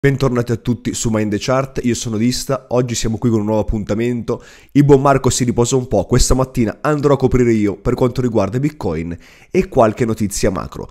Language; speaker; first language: Italian; native; Italian